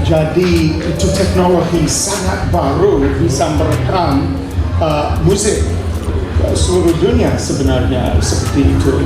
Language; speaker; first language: Indonesian; non-native, fluent; English